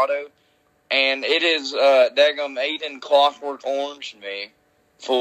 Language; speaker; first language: English; native; English